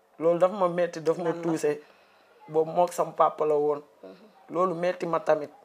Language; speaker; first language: Wolof; native; Wolof